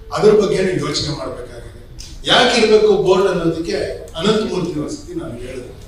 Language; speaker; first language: Kannada; native; Kannada